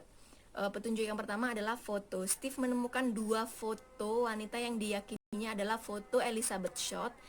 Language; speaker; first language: Indonesian; native; Indonesian